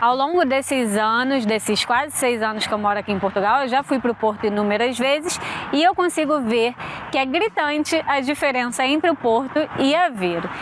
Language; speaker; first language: Portuguese; native; Portuguese